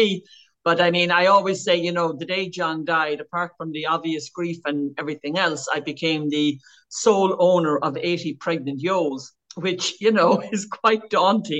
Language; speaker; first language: English; native; English